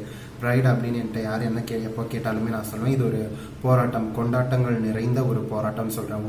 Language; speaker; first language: Tamil; native; Tamil